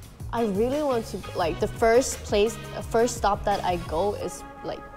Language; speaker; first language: English; non-native, fluent; Thai